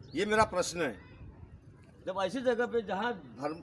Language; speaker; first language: Hindi; non-native, local second language; Marathi